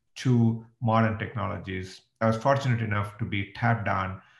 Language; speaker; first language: English; non-native, local second language; Tamil